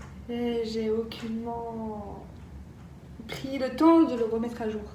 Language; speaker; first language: French; native; French